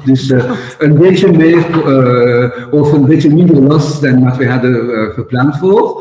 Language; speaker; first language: Dutch; non-native, local second language; French